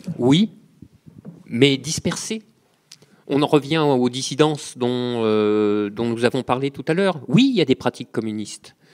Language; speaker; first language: French; native; French